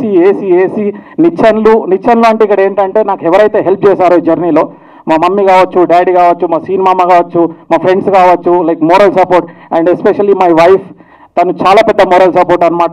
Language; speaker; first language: Telugu; native; Telugu